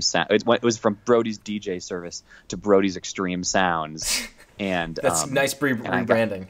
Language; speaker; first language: English; native; English